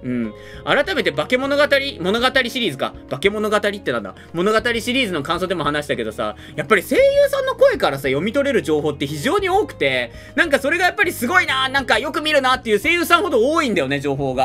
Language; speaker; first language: Japanese; native; Japanese